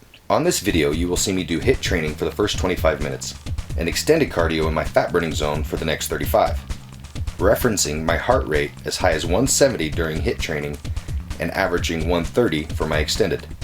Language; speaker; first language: English; native; English